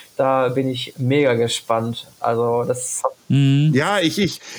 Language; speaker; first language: German; native; German